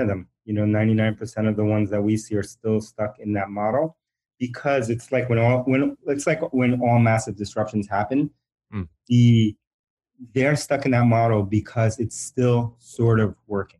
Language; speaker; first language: English; early bilingual, other home language; Spanish